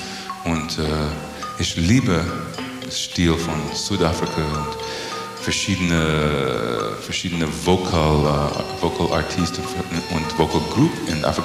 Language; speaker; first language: German; non-native, learner; English